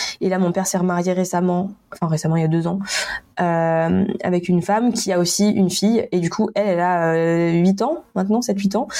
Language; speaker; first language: French; native; French